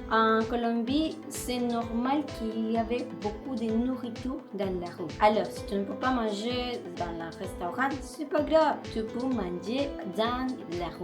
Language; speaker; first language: French; non-native, learner; Spanish